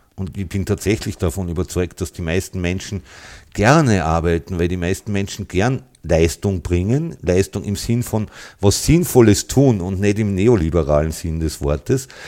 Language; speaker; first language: German; native; German